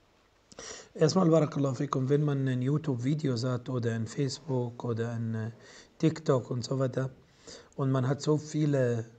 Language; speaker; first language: German; non-native, fluent; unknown